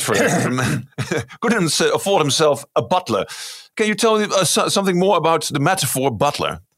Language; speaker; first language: English; non-native, fluent; Dutch